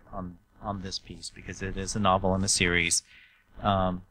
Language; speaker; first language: English; native; English